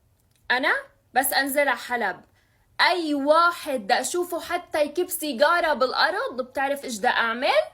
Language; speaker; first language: Arabic; native; Arabic